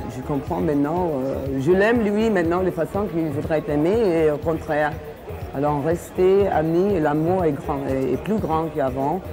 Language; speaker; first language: French; non-native, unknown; English